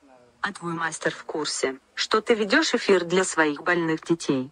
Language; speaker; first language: Russian; native; Russian